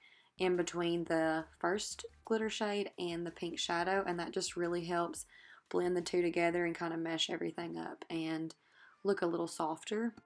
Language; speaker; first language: English; native; English